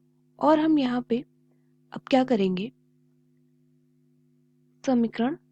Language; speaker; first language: Hindi; native; Hindi